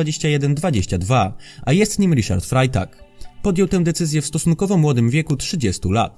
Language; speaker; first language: Polish; native; Polish